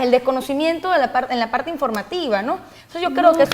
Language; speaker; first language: Spanish; native; Spanish